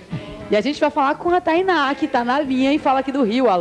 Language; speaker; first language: Portuguese; native; Portuguese